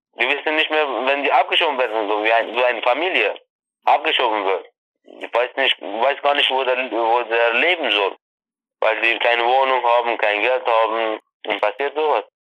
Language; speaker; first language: German; non-native, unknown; Persian